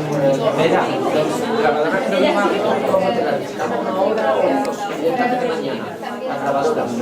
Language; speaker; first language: Spanish; native; Spanish